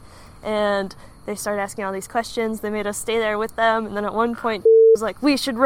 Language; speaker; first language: English; native; English